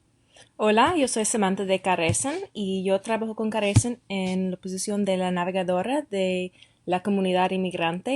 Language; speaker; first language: Spanish; non-native, fluent; English